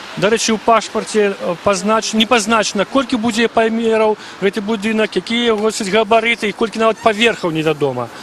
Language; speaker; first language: Belarusian; non-native, local second language; Russian